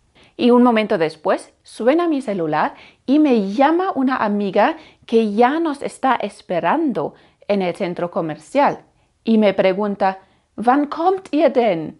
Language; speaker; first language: Spanish; non-native, fluent; German